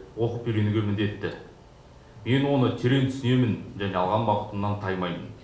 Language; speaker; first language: Kazakh; non-native, local second language; Russian